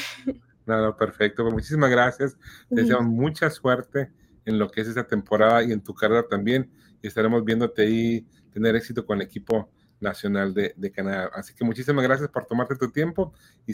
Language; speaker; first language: Spanish; native; Spanish